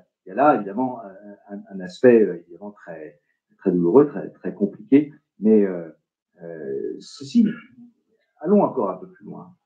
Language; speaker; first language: French; native; French